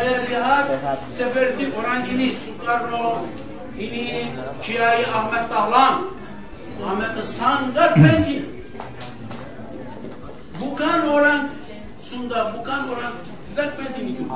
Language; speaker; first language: Indonesian; non-native, learner; Turkish